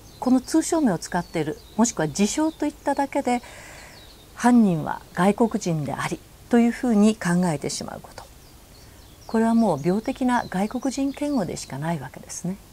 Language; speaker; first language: Japanese; native; Japanese